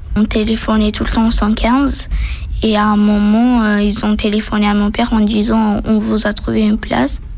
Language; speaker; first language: French; early bilingual, other home language; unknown